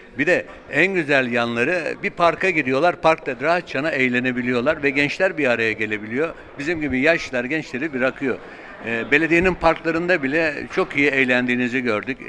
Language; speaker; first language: Turkish; native; Turkish